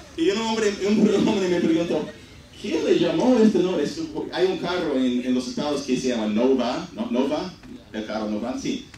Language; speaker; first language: Spanish; non-native, fluent; English